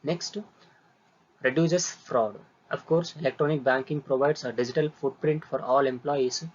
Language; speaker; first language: English; non-native, local second language; Kannada